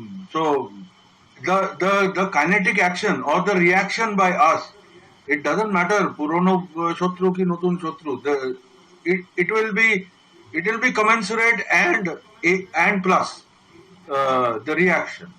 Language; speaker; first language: English; non-native, local second language; Bangla